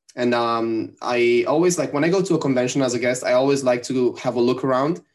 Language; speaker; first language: English; non-native, fluent; Italian